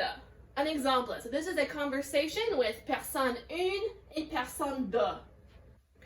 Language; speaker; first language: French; non-native, fluent; English